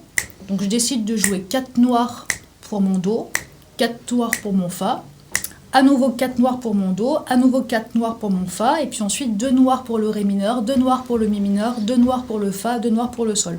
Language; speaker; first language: French; native; French